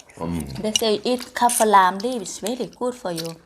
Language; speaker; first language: English; non-native, learner; Thai